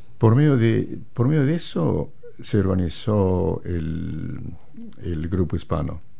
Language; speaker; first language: Spanish; native; Spanish